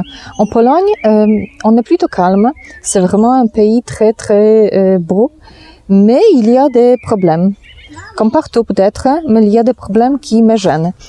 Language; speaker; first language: French; non-native, fluent; Polish